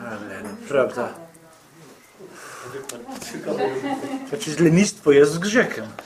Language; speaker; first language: Polish; non-native, fluent; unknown